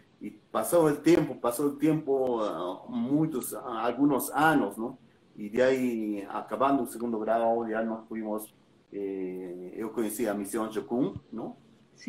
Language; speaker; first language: Portuguese; non-native, learner; Spanish